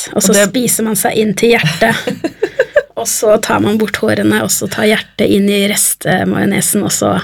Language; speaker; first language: Norwegian; native; Norwegian